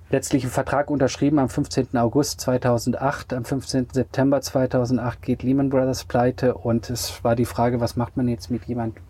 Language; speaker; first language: German; native; German